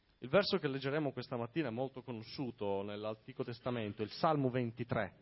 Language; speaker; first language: Italian; native; Italian